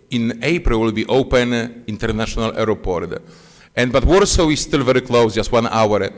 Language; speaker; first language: English; non-native, fluent; Polish